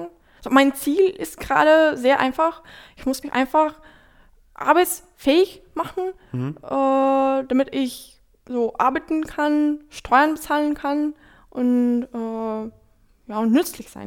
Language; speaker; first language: German; non-native, fluent; Ukrainian